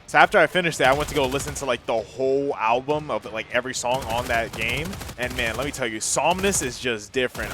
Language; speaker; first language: English; native; English